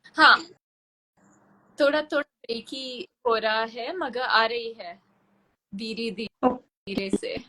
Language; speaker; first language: Hindi; non-native, local second language; Tulu